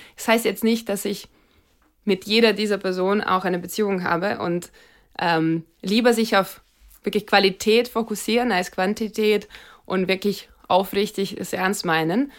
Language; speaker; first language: German; non-native, fluent; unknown